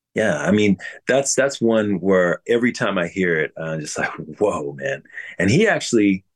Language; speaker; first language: English; native; English